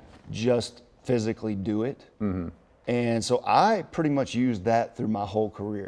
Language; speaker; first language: English; native; English